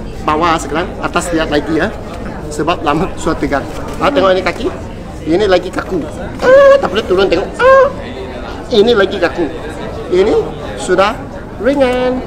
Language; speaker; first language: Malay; non-native, local second language; Cantonese